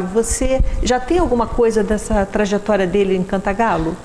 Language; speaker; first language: Portuguese; native; Portuguese